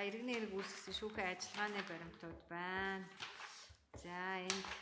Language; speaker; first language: Mongolian; native; Mongolian